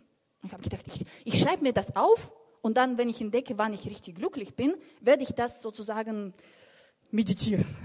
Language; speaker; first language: German; non-native, fluent; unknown